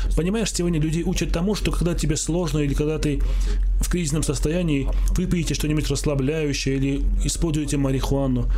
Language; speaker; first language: Russian; non-native, local second language; Armenian